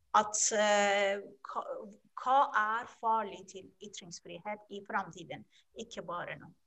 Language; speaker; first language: Norwegian; non-native, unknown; Persian